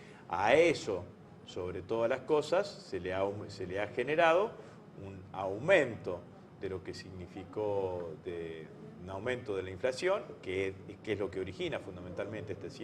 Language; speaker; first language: Spanish; native; Spanish